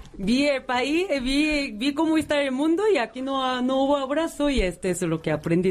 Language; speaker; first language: Spanish; non-native, fluent; Korean